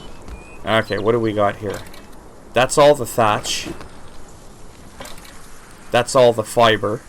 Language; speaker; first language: English; native; English